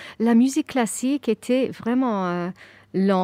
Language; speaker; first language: French; non-native, fluent; English